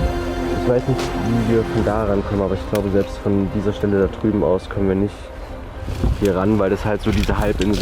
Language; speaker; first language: German; native; German